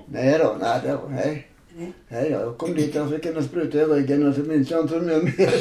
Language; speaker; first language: Swedish; native; Swedish